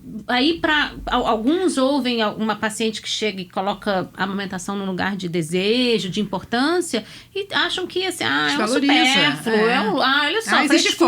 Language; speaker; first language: Portuguese; native; Portuguese